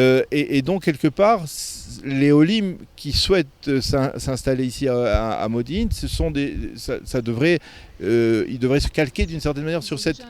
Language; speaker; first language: French; native; French